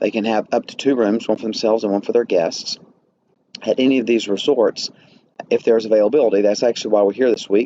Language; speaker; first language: English; native; English